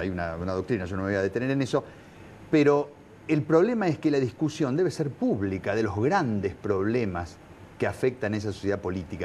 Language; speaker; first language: Spanish; native; Spanish